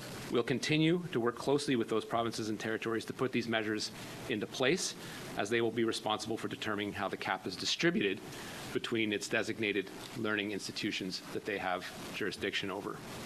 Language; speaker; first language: English; native; English